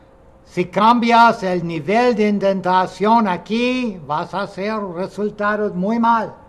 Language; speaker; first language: Spanish; non-native, fluent; English